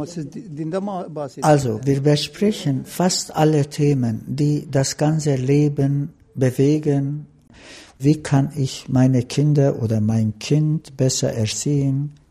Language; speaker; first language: German; non-native, fluent; Turkish